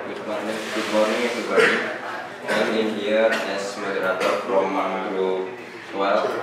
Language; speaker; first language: English; non-native, learner; Indonesian